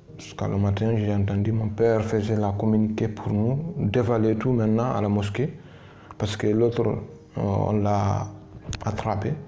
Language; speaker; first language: French; non-native, local second language; Fula